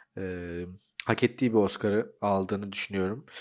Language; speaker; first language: Turkish; native; Turkish